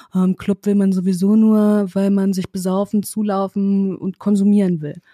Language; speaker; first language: German; native; German